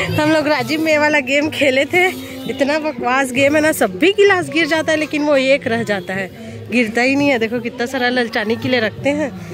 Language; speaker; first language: Hindi; native; Hindi